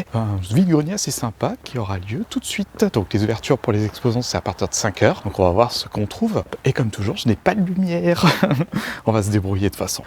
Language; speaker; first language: French; native; French